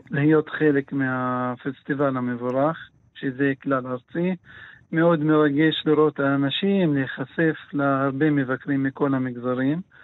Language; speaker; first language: Hebrew; non-native, local second language; Arabic